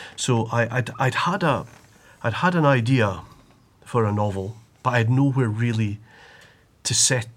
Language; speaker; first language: English; native; English